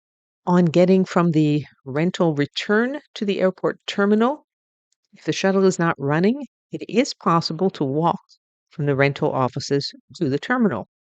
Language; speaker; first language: English; native; English